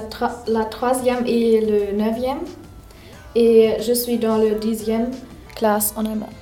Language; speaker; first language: French; non-native, learner; German